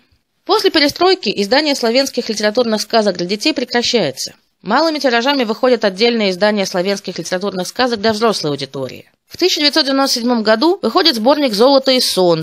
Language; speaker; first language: Russian; native; Russian